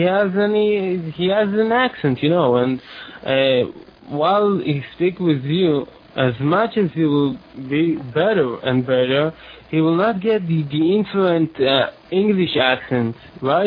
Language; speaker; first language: English; non-native, fluent; Hebrew